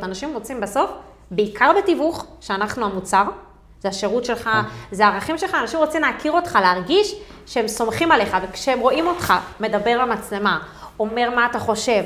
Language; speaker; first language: Hebrew; native; Hebrew